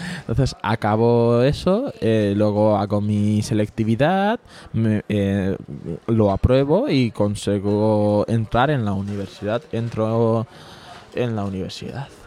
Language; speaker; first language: Spanish; early bilingual, other home language; Bangla